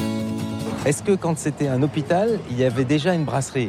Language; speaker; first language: French; native; French